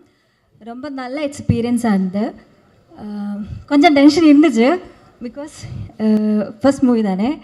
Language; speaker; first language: Tamil; non-native, learner; Malayalam